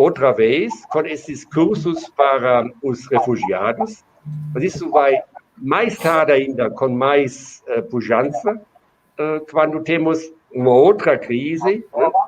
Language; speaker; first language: Portuguese; non-native, fluent; German